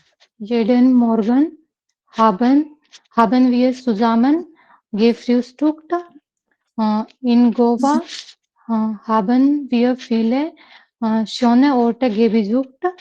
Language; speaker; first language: German; non-native, learner; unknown